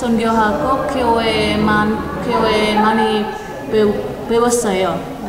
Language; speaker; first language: Korean; non-native, learner; Indonesian